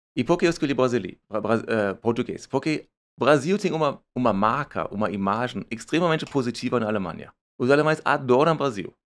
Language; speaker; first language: Portuguese; non-native, fluent; German